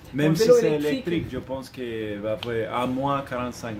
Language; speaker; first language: French; non-native, learner; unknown